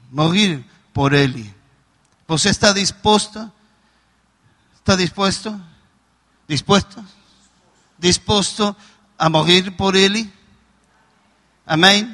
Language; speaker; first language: Portuguese; non-native, learner; Spanish